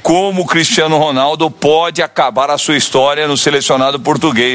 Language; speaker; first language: Portuguese; native; Portuguese